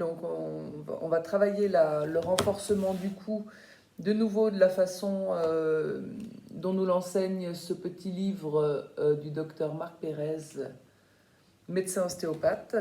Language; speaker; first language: French; native; French